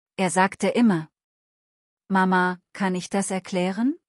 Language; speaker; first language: German; non-native, learner; Telugu